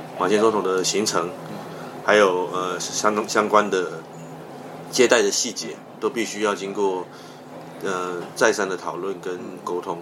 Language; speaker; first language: Chinese; native; Chinese